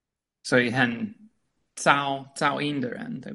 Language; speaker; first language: Chinese; non-native, fluent; English